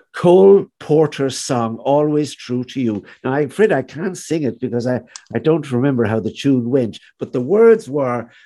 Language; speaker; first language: English; native; English